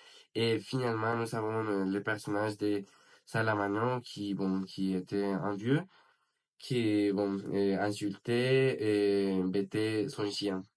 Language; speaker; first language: French; non-native, learner; Spanish